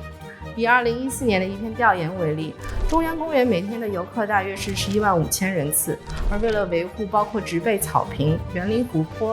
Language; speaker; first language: Chinese; native; Chinese